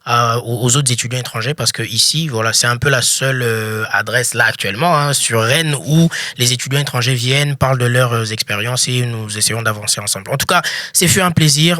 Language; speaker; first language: French; native; French